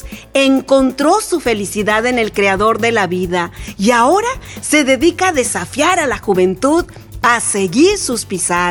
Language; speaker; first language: Spanish; native; Spanish